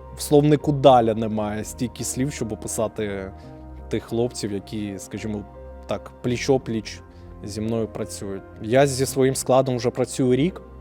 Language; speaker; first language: Ukrainian; native; Ukrainian